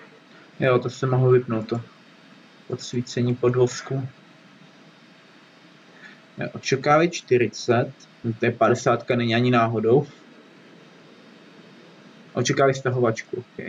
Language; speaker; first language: Czech; native; Czech